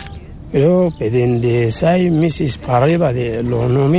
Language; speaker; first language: Spanish; non-native, learner; Arabic